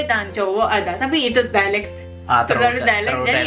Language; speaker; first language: Indonesian; non-native, learner; Japanese